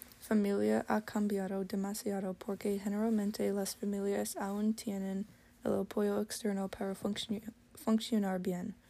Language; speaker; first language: Spanish; non-native, learner; English